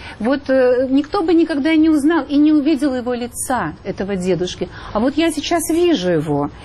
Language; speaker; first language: Russian; native; Russian